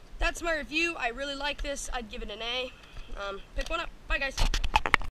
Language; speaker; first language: English; native; English